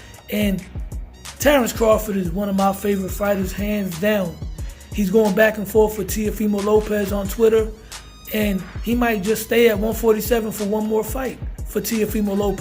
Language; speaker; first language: English; native; English